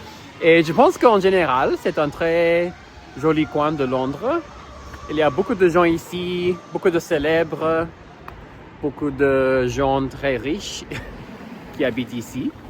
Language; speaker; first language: French; non-native, fluent; English